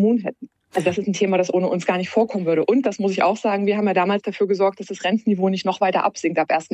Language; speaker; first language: German; native; German